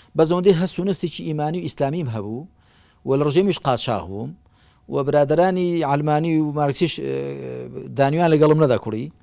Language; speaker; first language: Central Kurdish; native; Central Kurdish